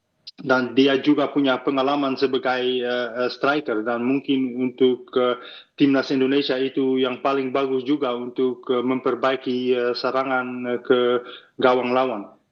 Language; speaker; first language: Indonesian; non-native, fluent; Dutch